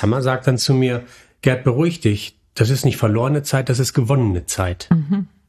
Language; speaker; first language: German; native; German